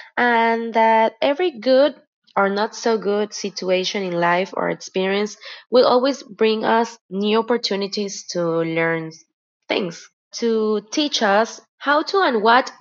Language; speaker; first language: English; non-native, fluent; Spanish